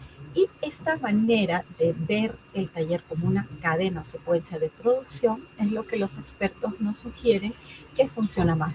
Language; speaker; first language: Spanish; native; Spanish